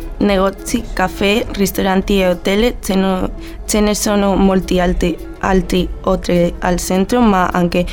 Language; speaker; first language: Italian; non-native, learner; Spanish